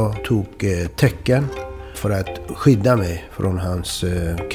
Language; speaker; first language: Swedish; non-native, fluent; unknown